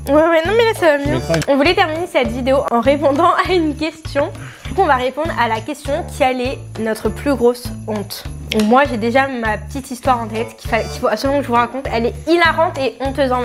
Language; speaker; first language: French; native; French